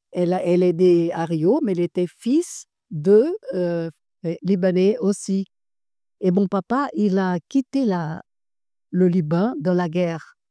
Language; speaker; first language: French; non-native, fluent; Portuguese